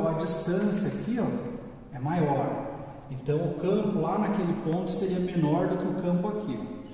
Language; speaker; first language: Portuguese; native; Portuguese